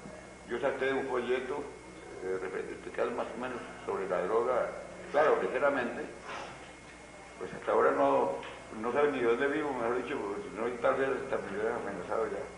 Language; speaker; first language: Spanish; native; Spanish